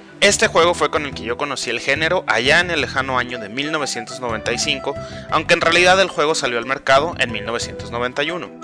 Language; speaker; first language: Spanish; native; Spanish